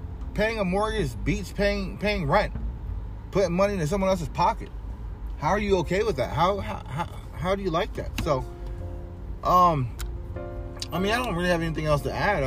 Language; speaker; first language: English; native; English